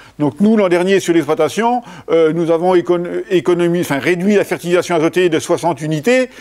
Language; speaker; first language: French; native; French